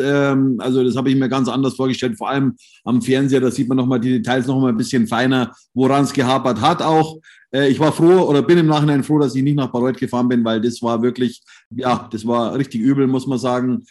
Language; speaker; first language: German; native; German